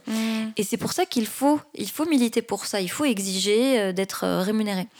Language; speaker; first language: French; non-native, local second language; Arabic